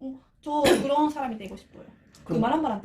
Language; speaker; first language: Korean; non-native, learner; Japanese